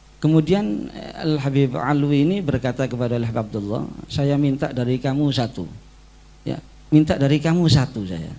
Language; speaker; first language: Indonesian; native; Indonesian